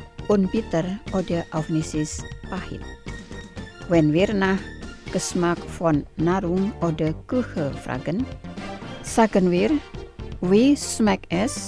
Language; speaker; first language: German; non-native, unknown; Indonesian